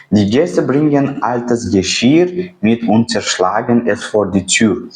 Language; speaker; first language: German; non-native, fluent; Uzbek